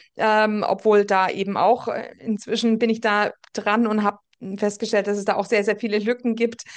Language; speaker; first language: German; native; German